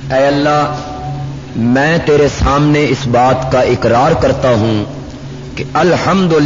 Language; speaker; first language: Urdu; native; Urdu